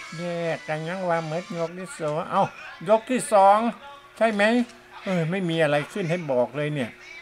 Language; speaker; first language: Thai; native; Thai